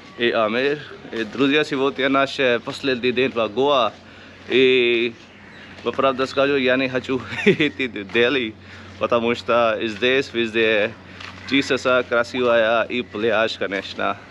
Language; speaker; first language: Russian; non-native, learner; Hindi